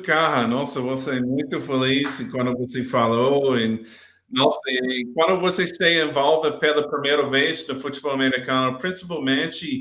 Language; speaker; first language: Portuguese; non-native, learner; English